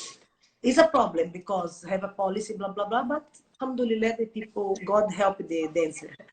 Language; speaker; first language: English; non-native, learner; Portuguese